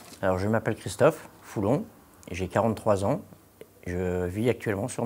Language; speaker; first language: French; native; French